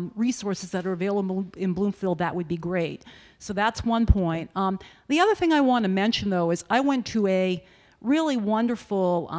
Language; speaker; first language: English; native; English